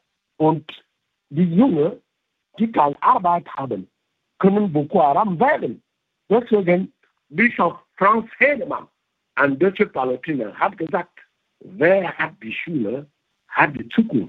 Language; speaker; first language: German; non-native, fluent; French